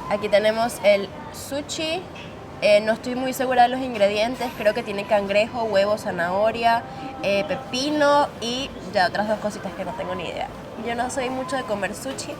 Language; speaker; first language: Spanish; native; Spanish